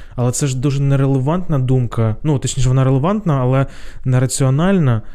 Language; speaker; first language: Ukrainian; non-native, local second language; Russian